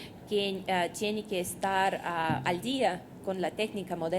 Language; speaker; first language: Spanish; non-native, fluent; Russian